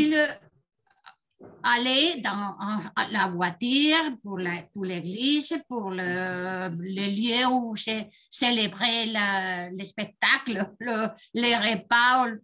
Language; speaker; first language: French; non-native, fluent; Spanish